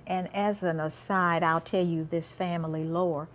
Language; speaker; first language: English; native; English